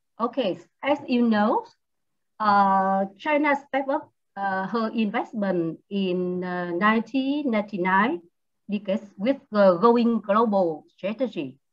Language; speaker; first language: English; non-native, learner; Vietnamese